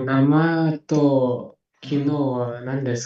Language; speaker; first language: Japanese; non-native, fluent; Indonesian